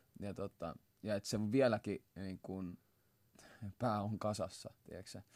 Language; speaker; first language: Finnish; early bilingual, other home language; Swahili